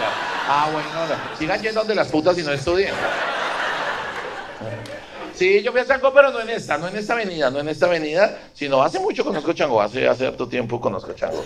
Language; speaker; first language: Spanish; native; Spanish